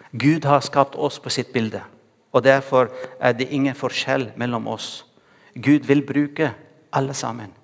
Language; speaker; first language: Norwegian; non-native, fluent; Arabic